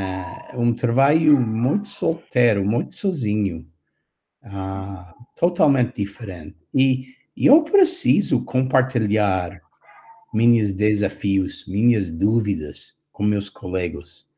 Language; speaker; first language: Portuguese; non-native, fluent; English